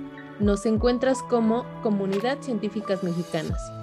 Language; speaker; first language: Spanish; native; Spanish